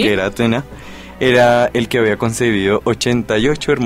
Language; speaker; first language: Spanish; native; Spanish